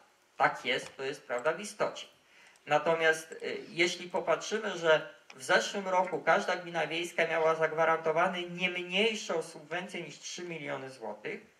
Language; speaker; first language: Polish; native; Polish